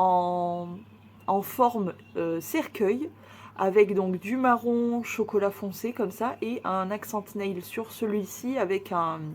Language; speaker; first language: French; native; French